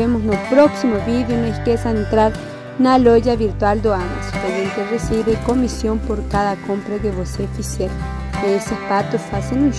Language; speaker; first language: Spanish; native; Spanish